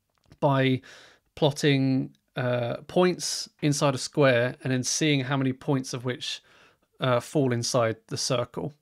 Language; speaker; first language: English; native; English